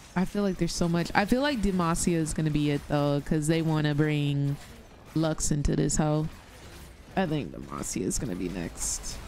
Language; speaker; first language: English; native; English